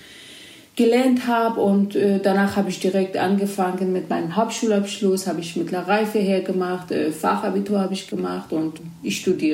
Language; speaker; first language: German; non-native, fluent; Kurdish